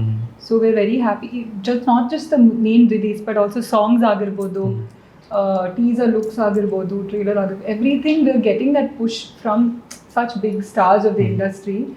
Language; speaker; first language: Kannada; non-native, local second language; Malayalam